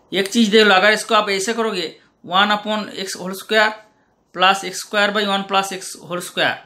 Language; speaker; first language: Hindi; non-native, local second language; Bangla